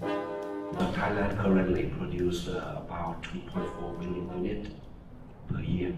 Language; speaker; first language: English; non-native, fluent; Thai